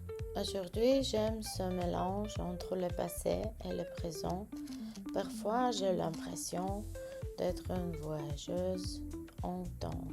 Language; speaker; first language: French; non-native, learner; Bulgarian